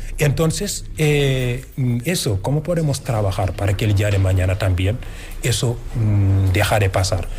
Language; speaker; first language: Spanish; non-native, fluent; Wolof